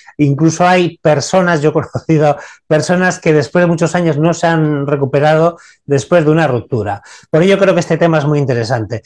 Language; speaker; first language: Spanish; native; Spanish